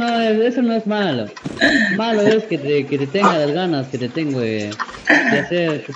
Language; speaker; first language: Spanish; native; Spanish